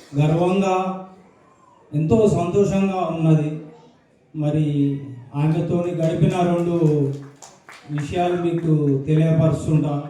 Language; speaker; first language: Telugu; native; Telugu